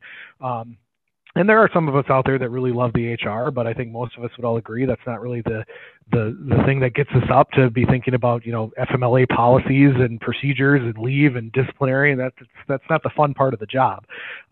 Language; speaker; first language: English; native; English